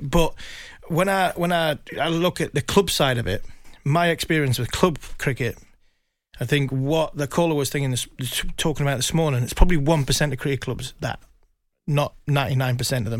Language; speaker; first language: English; native; English